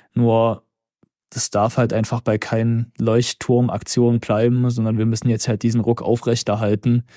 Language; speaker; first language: German; native; German